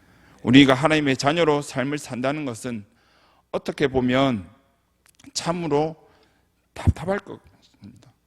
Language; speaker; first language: Korean; native; Korean